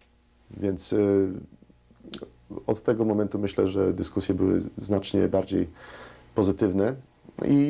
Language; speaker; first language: Polish; early bilingual, heritage; Polish